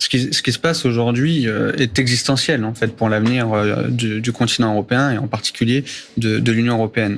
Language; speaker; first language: French; native; French